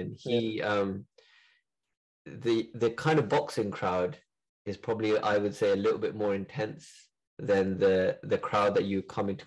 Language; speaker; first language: English; native; English